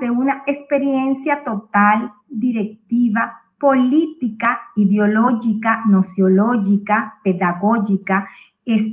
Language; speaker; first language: Portuguese; non-native, fluent; Spanish